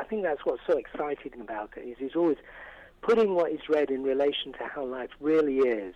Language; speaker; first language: English; native; English